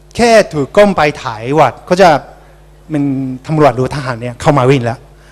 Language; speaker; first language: Thai; non-native, fluent; Japanese